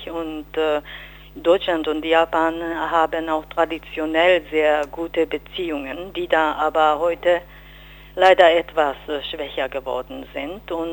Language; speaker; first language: German; non-native, fluent; Japanese